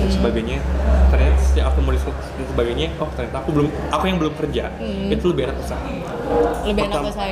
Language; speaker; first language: Indonesian; native; Indonesian